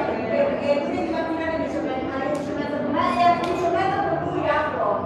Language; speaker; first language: Italian; native; Italian